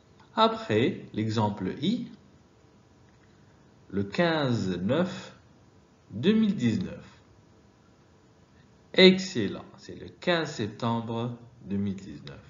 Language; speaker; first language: French; non-native, fluent; Arabic